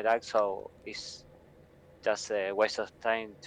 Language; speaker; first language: English; non-native, learner; Spanish